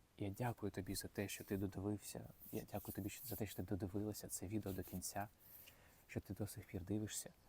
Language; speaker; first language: Ukrainian; non-native, local second language; Russian